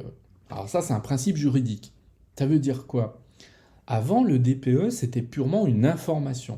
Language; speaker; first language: French; native; French